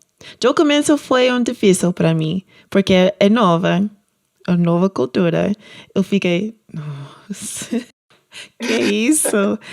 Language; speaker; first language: Portuguese; non-native, learner; English